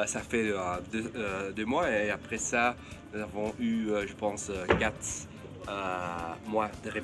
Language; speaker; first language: French; non-native, fluent; Dutch